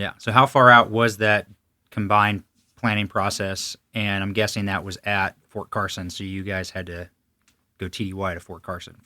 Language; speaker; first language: English; native; English